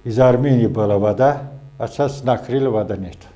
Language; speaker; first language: Russian; non-native, learner; Azerbaijani